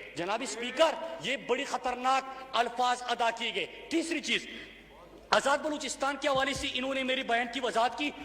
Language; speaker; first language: Urdu; non-native, local second language; Pashto